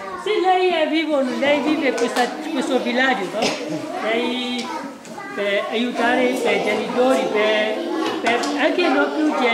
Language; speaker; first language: Italian; non-native, learner; Burmese